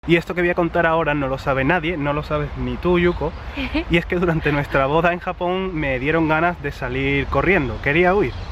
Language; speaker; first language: Spanish; native; Spanish